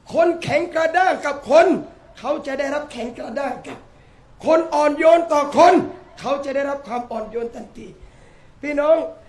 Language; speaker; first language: Thai; native; Thai